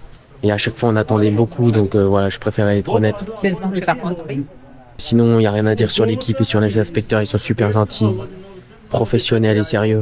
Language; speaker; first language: French; native; French